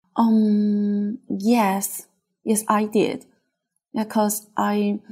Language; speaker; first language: English; non-native, fluent; Chinese